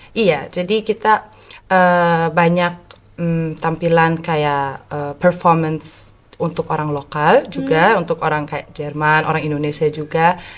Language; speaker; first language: Indonesian; early bilingual, heritage; Indonesian